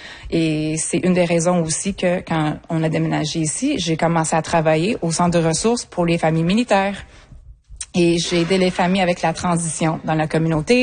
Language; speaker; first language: French; native; French